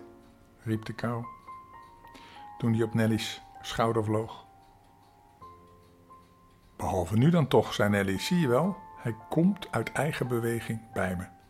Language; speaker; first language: Dutch; native; Dutch